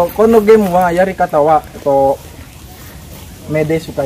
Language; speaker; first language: Japanese; non-native, learner; Indonesian